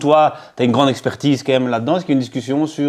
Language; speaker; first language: French; native; French